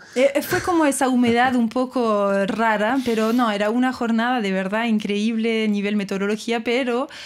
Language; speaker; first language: Spanish; non-native, fluent; French